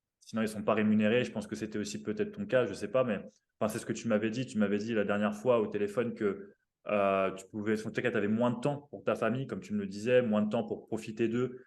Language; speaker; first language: French; native; French